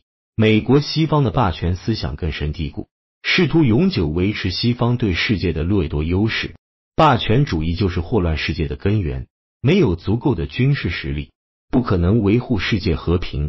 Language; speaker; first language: Chinese; native; Chinese